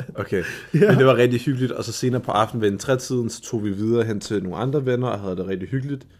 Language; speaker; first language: Danish; early bilingual, other home language; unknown